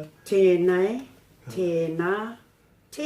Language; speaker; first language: Māori; non-native, learner; English